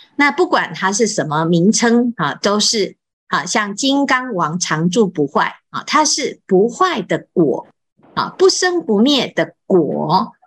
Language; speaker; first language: Chinese; native; Chinese